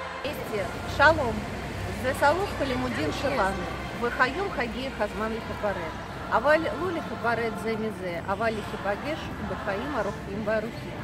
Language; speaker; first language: Hebrew; non-native, learner; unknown